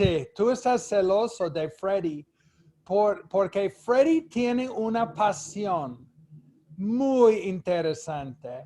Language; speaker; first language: Spanish; non-native, fluent; English